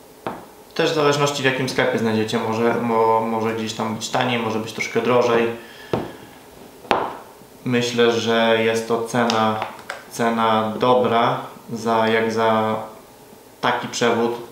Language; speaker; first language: Polish; native; Polish